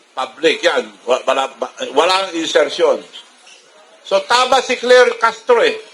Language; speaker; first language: Filipino; non-native, local second language; Iloko